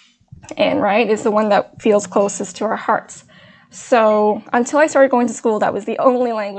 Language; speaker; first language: English; early bilingual, other home language; Min Nan Chinese